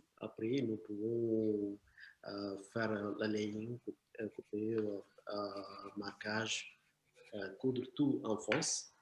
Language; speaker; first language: French; non-native, learner; Tamil